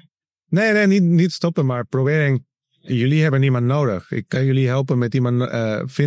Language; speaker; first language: Dutch; non-native, learner; Spanish